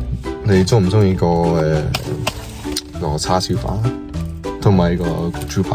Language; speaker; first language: Cantonese; non-native, learner; English